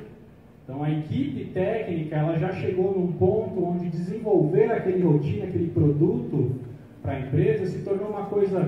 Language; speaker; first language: Portuguese; native; Portuguese